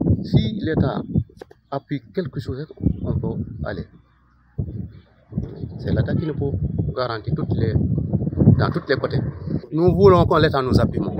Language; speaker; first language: French; non-native, local second language; Wolof